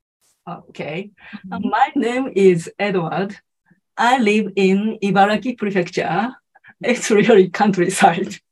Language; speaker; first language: English; non-native, learner; Japanese